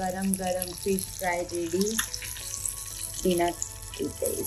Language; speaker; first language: Hindi; non-native, local second language; Bangla